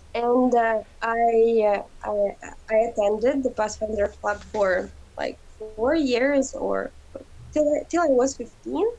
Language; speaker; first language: English; non-native, fluent; Ukrainian